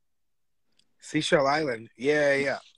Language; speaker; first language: English; native; English